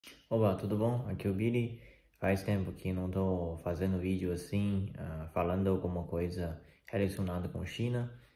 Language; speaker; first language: Portuguese; non-native, fluent; Chinese